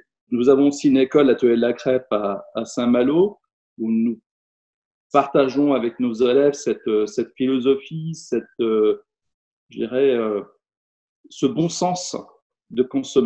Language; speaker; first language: French; native; French